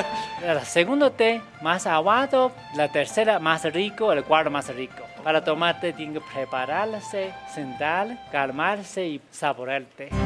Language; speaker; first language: Spanish; non-native, learner; Chinese